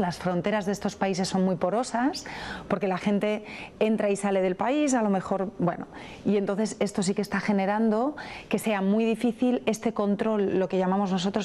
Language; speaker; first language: Spanish; native; Spanish